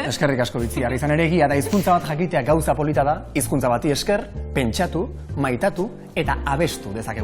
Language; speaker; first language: Basque; native; Basque